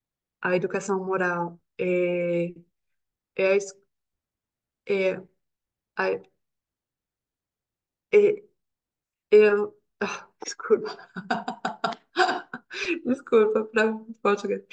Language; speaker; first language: Portuguese; non-native, learner; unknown